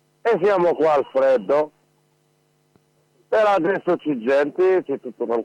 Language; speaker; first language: Italian; non-native, learner; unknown